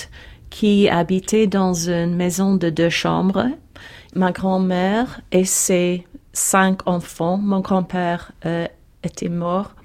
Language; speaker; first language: French; non-native, learner; English